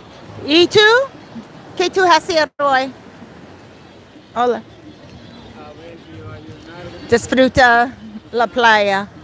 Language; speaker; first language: Spanish; non-native, learner; English